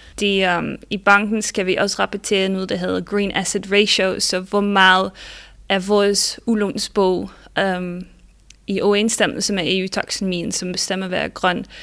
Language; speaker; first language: Danish; non-native, fluent; Dutch